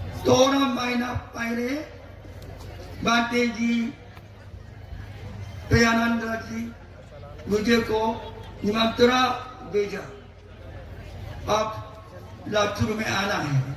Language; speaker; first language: Hindi; non-native, learner; Japanese